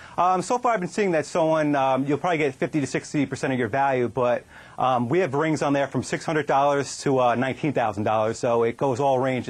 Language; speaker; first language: English; native; English